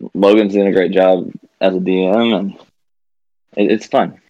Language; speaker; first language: English; native; English